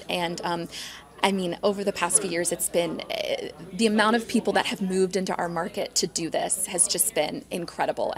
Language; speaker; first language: English; native; English